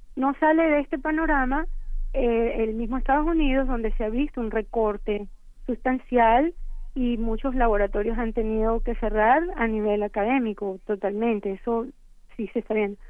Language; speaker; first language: Spanish; native; Spanish